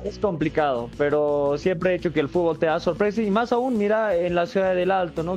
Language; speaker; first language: Spanish; native; Spanish